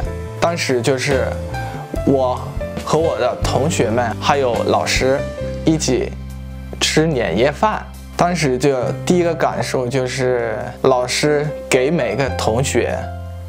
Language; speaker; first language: Chinese; non-native, fluent; Malagasy